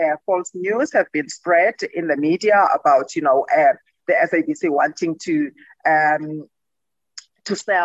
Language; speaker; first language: English; non-native, local second language; Xhosa